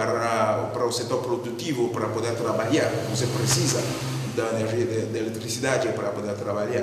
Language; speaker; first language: Portuguese; non-native, fluent; Spanish